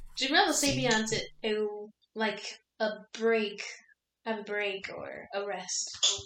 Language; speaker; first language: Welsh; non-native, learner; English